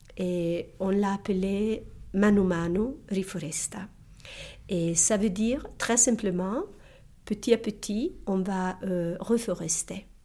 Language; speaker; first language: French; non-native, fluent; Italian